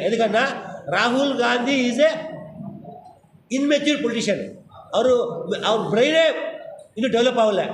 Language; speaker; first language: Tamil; non-native, learner; Kannada